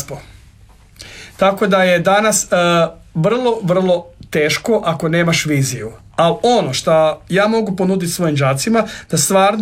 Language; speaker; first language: Croatian; native; Croatian